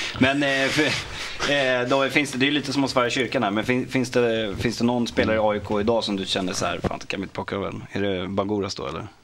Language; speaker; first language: Swedish; native; Swedish